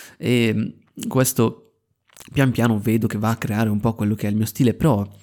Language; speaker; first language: Italian; native; Italian